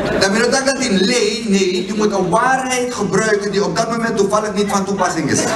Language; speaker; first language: Dutch; native; Dutch